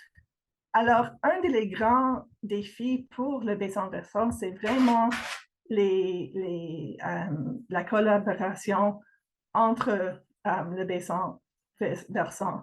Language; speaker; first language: French; non-native, fluent; English